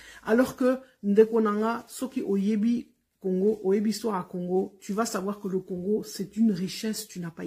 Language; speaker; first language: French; non-native, local second language; Lingala